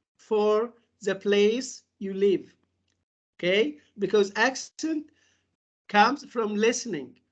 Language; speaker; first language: English; non-native, fluent; Arabic